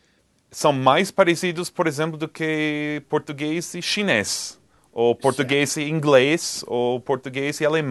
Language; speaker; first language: Portuguese; non-native, fluent; English